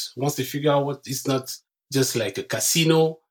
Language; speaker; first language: English; non-native, local second language; French